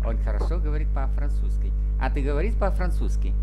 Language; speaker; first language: Russian; non-native, fluent; Vietnamese